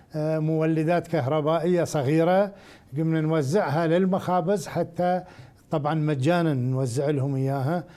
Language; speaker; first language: Arabic; native; Arabic